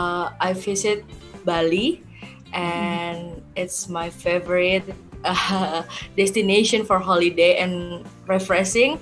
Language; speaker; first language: English; non-native, learner; Indonesian